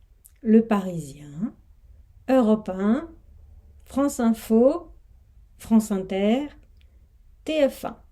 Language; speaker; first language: French; non-native, fluent; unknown